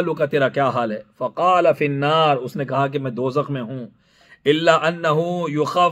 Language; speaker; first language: Urdu; native; Urdu